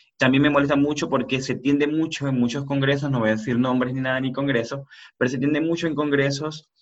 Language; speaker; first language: Spanish; native; Spanish